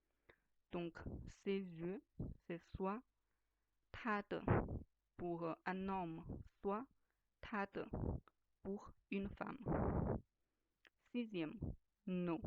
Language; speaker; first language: French; non-native, fluent; Chinese